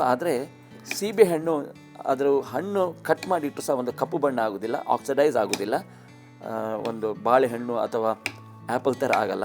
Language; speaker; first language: Kannada; native; Kannada